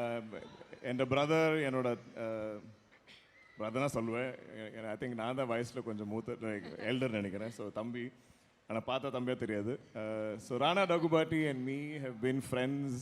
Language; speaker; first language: Tamil; non-native, local second language; Malayalam